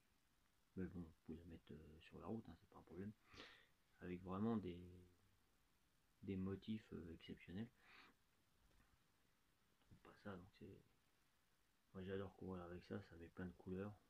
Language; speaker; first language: French; native; French